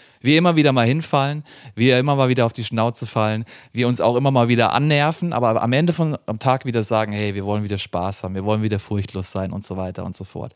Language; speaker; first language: German; native; German